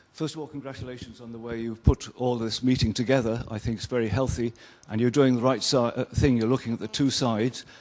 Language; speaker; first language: English; native; English